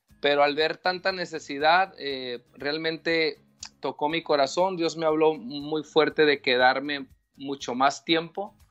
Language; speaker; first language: Spanish; native; Spanish